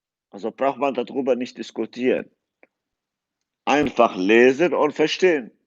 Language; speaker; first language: German; non-native, fluent; Kurdish